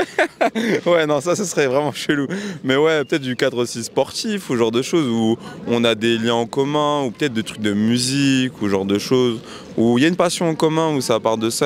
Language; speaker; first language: French; native; French